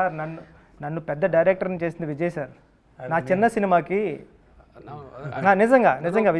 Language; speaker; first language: Telugu; native; Telugu